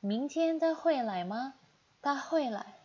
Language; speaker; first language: Chinese; non-native, fluent; Indonesian